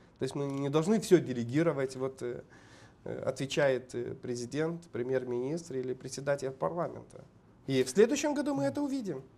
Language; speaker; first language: Russian; non-native, local second language; Romanian